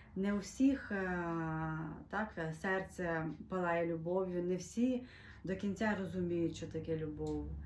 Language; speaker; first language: Ukrainian; native; Ukrainian